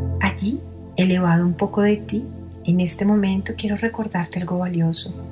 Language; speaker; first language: Spanish; native; Spanish